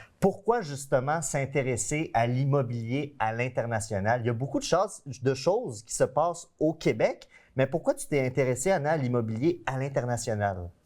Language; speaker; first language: French; native; French